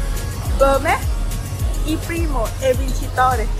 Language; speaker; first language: Italian; non-native, learner; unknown